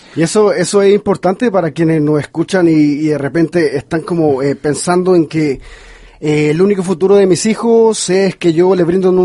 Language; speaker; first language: Spanish; native; Spanish